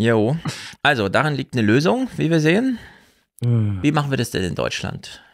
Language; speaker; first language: German; native; German